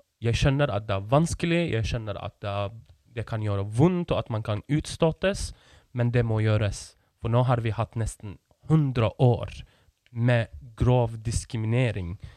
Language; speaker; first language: Norwegian; non-native, fluent; Kurdish